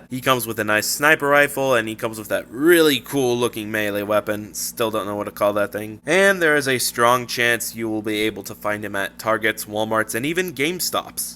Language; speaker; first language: English; native; English